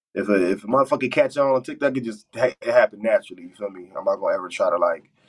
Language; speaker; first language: English; native; English